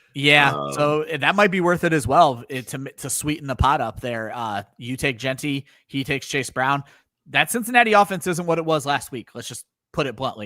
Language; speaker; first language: English; native; English